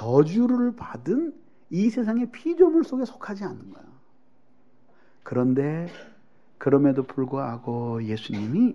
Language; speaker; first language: Korean; native; Korean